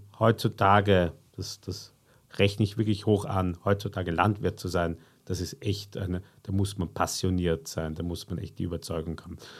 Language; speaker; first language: German; native; German